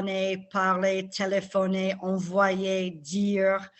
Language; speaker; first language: French; non-native, fluent; English